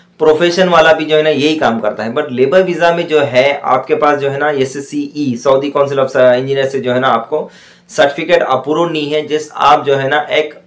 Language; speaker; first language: Hindi; non-native, local second language; Urdu